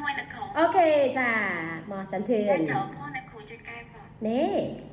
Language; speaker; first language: Korean; non-native, fluent; Vietnamese